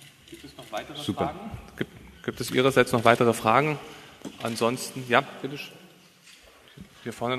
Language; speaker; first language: German; native; German